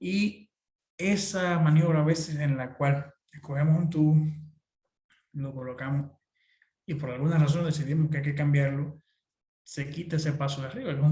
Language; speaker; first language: Spanish; native; Spanish